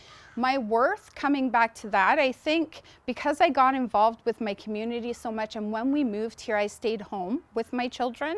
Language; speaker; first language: English; native; English